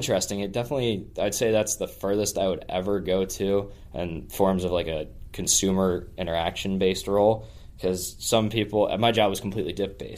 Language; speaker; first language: English; native; English